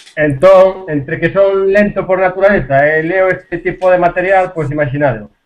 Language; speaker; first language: Spanish; non-native, local second language; Galician